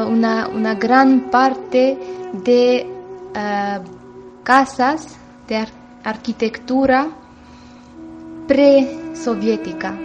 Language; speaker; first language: Spanish; non-native, fluent; Armenian